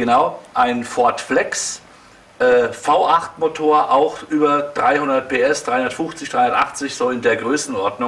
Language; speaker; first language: German; native; German